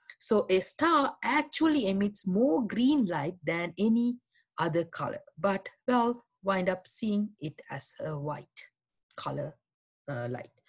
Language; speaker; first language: English; non-native, local second language; Sinhala